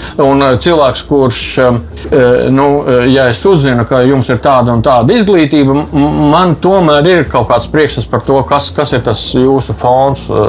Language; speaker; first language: Latvian; native; Latvian